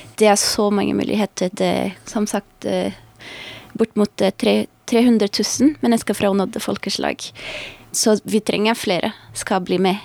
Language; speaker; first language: Norwegian; non-native, fluent; Portuguese